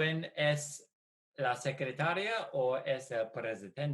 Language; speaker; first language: Spanish; non-native, fluent; English